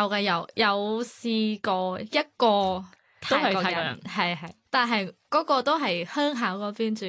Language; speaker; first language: Cantonese; non-native, fluent; Thai